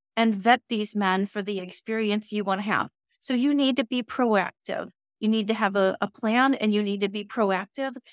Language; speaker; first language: English; native; English